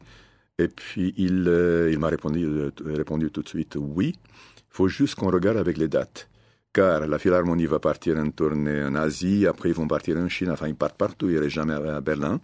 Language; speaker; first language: French; non-native, fluent; Romanian